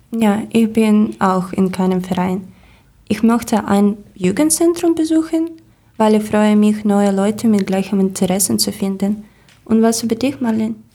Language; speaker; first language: German; non-native, learner; Ukrainian